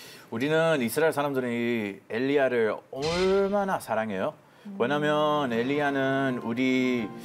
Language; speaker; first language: Korean; non-native, fluent; Hebrew